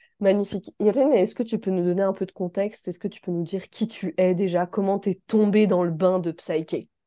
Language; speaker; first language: French; native; French